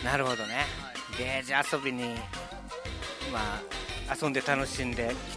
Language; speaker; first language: Japanese; native; Japanese